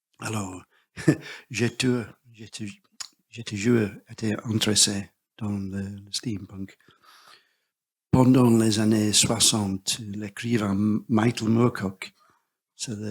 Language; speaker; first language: French; non-native, learner; English